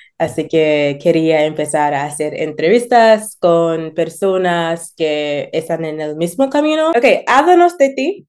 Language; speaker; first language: Spanish; non-native, learner; English